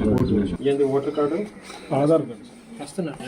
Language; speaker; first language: Telugu; native; Telugu